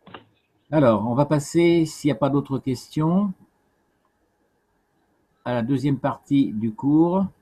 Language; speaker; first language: French; native; French